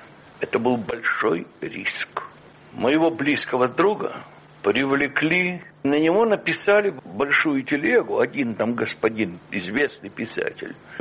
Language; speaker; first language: Russian; native; Russian